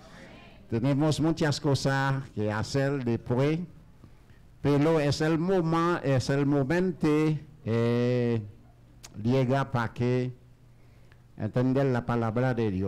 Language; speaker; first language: Spanish; non-native, learner; Haitian Creole